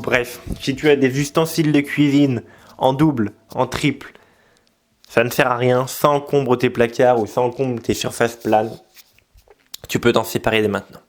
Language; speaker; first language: French; native; French